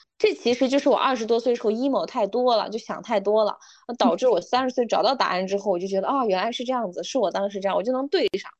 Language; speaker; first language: Chinese; non-native, local second language; Uyghur